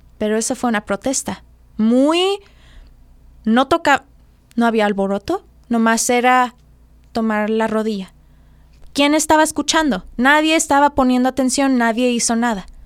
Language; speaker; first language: Spanish; early bilingual, heritage; Spanish